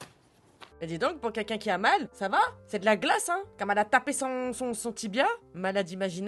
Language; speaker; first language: French; native; French